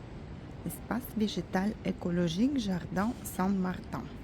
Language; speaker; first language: French; non-native, fluent; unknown